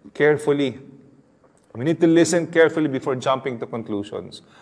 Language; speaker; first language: Filipino; native; Filipino